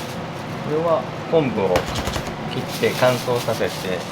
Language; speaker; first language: Japanese; native; Japanese